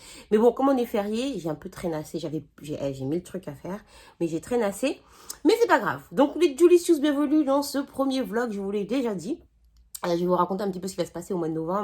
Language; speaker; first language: French; native; French